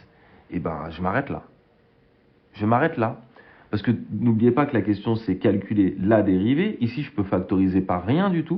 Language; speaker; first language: French; native; French